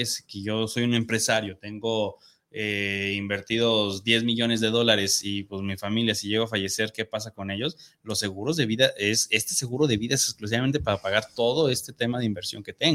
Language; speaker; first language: Spanish; native; Spanish